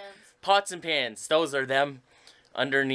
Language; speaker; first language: English; native; English